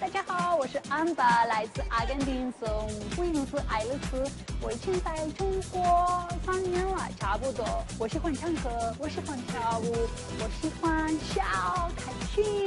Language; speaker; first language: Chinese; non-native, learner; Spanish